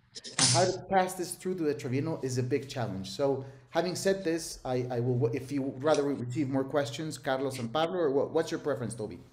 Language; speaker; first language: English; non-native, fluent; Spanish